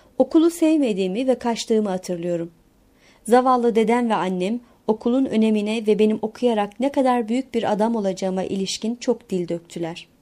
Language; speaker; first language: Turkish; non-native, local second language; Kurdish